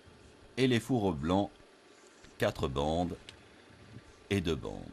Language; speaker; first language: French; native; French